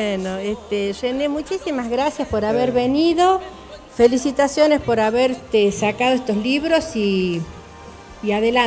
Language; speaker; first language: Spanish; native; Spanish